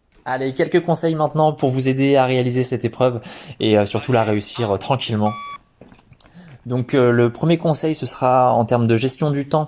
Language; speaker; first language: French; native; French